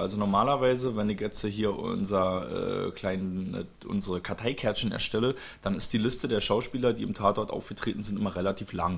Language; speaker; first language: German; native; German